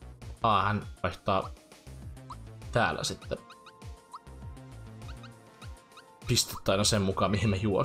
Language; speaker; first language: Finnish; native; Finnish